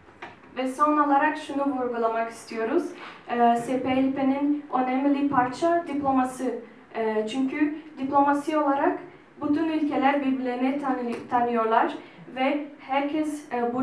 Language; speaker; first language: Turkish; non-native, fluent; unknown